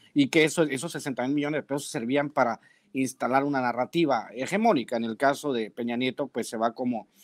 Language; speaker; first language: Spanish; native; Spanish